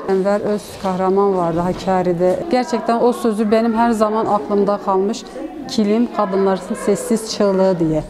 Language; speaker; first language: Turkish; native; Turkish